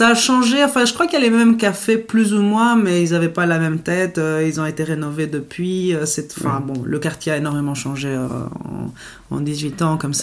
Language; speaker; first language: French; non-native, fluent; Greek